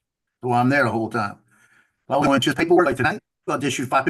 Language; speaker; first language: English; native; English